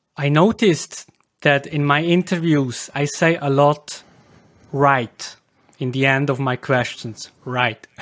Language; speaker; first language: English; non-native, fluent; German